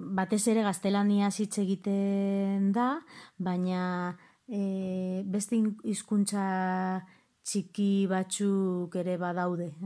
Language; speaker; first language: Basque; non-native, local second language; Spanish